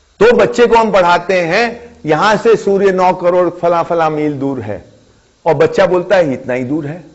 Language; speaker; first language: Hindi; native; Hindi